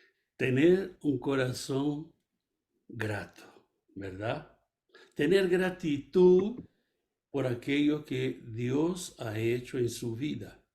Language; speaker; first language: Spanish; non-native, fluent; Portuguese